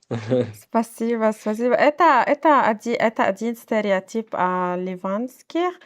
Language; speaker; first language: Russian; non-native, learner; Arabic